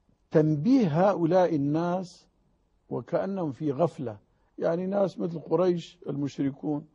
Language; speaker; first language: Arabic; native; Arabic